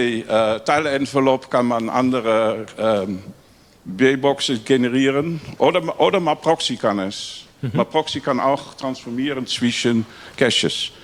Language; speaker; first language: German; non-native, learner; Dutch